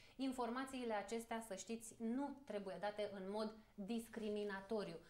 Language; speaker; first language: Romanian; native; Romanian